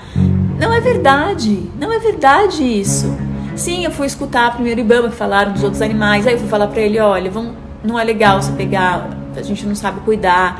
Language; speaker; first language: Portuguese; native; Portuguese